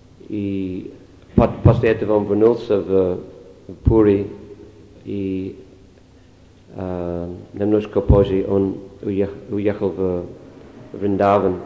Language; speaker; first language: Russian; non-native, fluent; English